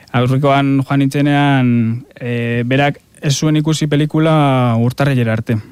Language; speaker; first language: Basque; native; Basque